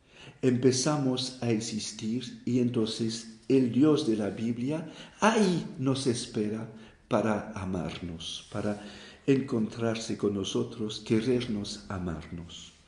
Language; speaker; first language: Spanish; non-native, fluent; French